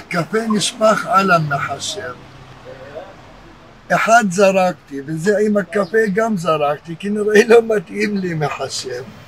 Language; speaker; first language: Hebrew; early bilingual, other home language; Arabic